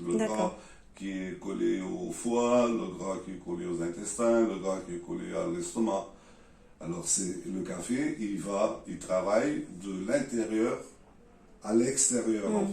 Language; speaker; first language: French; non-native, learner; Portuguese